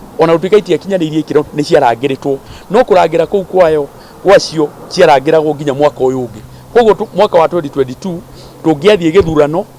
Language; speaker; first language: Kikuyu; native; Kikuyu